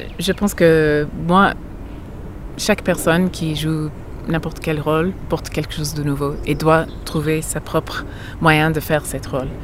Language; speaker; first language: French; non-native, fluent; English